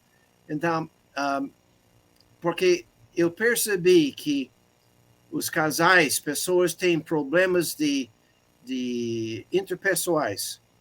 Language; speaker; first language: Portuguese; non-native, fluent; English